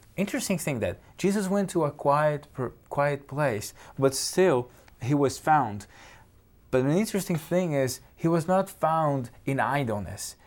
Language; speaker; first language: English; non-native, fluent; Portuguese